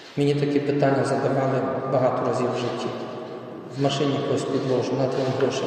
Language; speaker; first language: Ukrainian; non-native, fluent; Polish